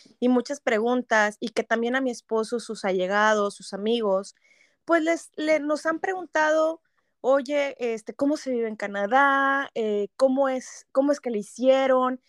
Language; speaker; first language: Spanish; native; Spanish